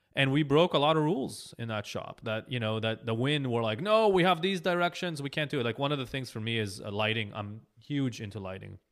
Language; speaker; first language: English; early bilingual, other home language; Hebrew